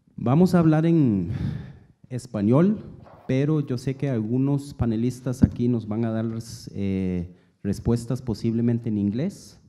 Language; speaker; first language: Spanish; non-native, fluent; German